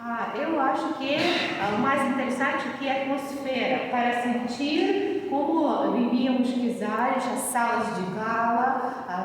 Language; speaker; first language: Portuguese; non-native, fluent; Russian